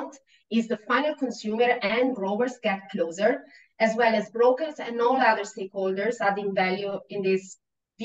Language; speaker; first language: English; non-native, fluent; Italian